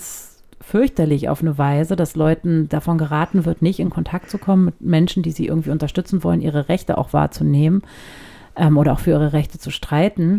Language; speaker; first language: German; native; German